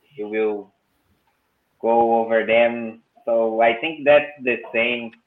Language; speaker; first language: English; non-native, learner; Portuguese